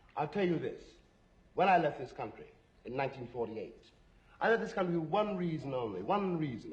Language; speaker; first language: English; native; English